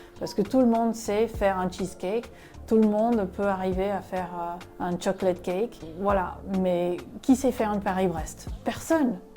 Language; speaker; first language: French; non-native, fluent; Spanish